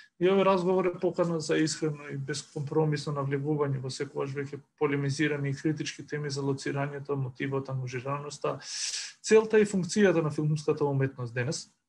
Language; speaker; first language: Macedonian; non-native, local second language; Albanian